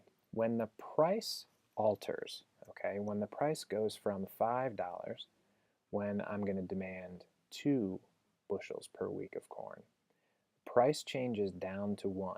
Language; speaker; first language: English; native; English